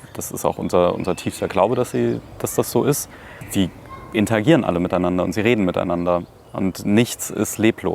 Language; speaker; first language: German; native; German